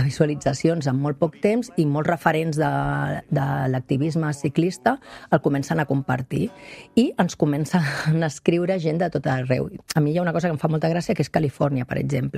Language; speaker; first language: Catalan; native; Catalan